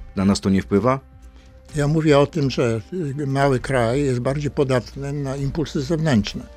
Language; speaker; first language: Polish; native; Polish